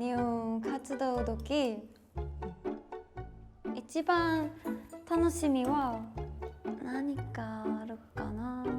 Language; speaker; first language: Japanese; non-native, learner; Korean